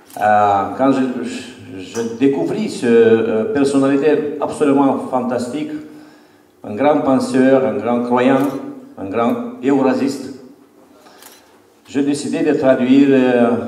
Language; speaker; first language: French; non-native, fluent; Romanian